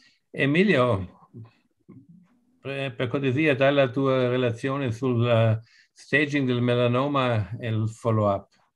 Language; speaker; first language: Italian; non-native, fluent; German